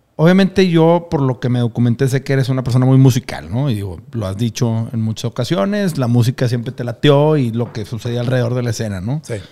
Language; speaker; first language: Spanish; native; Spanish